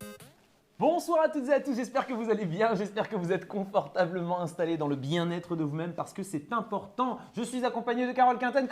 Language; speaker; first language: French; native; French